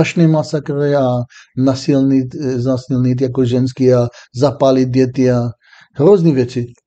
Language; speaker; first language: Czech; non-native, fluent; Hebrew